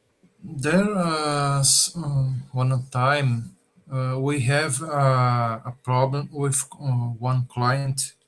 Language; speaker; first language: English; non-native, learner; Portuguese